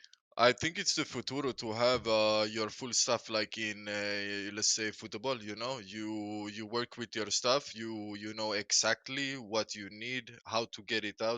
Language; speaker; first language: English; non-native, fluent; Swedish